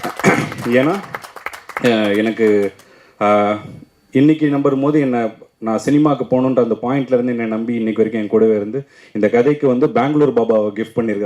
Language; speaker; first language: Tamil; native; Tamil